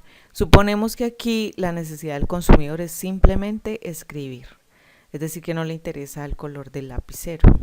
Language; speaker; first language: Spanish; native; Spanish